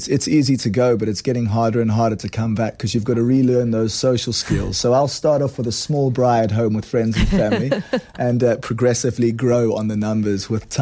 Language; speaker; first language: English; native; English